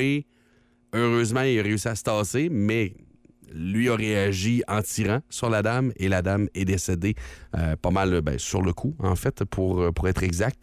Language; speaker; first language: French; native; French